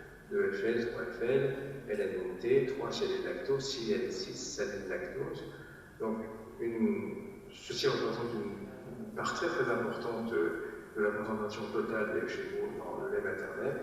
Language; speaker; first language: French; native; French